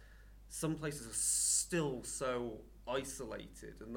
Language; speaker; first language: English; native; English